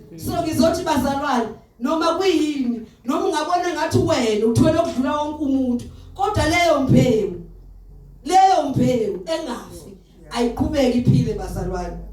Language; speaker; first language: Zulu; native; Zulu